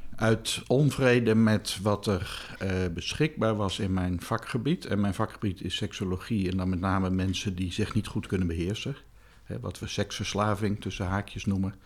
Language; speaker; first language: Dutch; native; Dutch